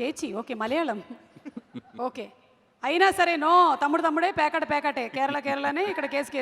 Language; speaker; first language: Telugu; native; Telugu